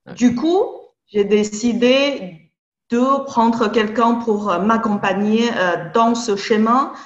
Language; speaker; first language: French; non-native, fluent; Chinese